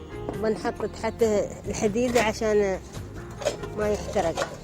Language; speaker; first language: Arabic; native; Arabic